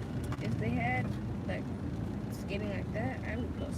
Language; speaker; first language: English; native; English